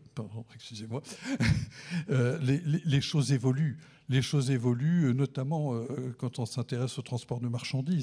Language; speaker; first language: French; native; French